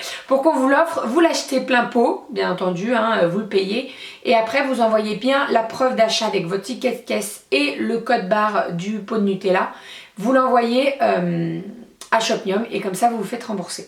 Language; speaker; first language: French; native; French